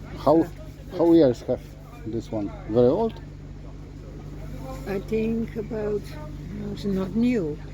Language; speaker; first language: English; non-native, learner; Polish